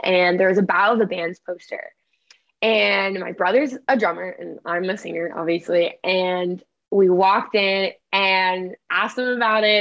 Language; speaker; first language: English; native; English